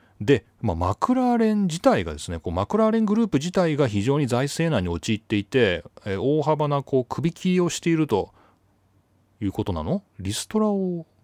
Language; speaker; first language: Japanese; native; Japanese